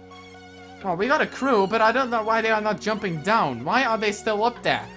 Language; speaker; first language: English; native; English